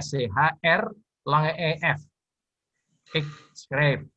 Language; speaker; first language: Dutch; non-native, fluent; Indonesian